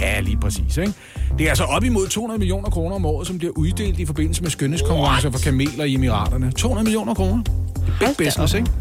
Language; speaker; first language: Danish; native; Danish